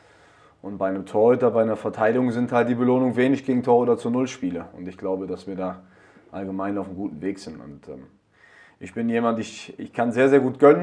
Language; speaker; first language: German; native; German